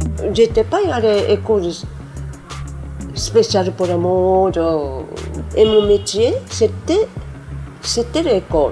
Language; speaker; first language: French; non-native, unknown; Japanese